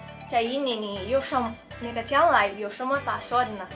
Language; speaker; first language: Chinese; non-native, fluent; Indonesian